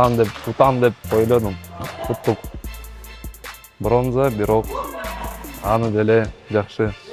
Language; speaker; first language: Kyrgyz; non-native, local second language; Russian